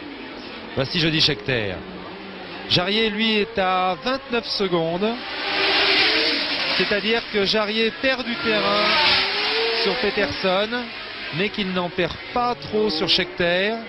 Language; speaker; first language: French; native; French